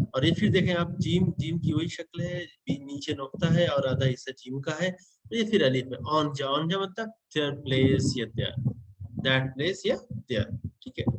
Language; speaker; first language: Hindi; native; Hindi